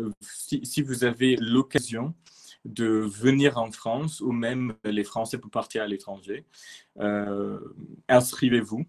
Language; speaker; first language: French; non-native, fluent; English